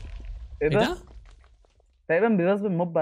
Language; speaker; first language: Arabic; native; Arabic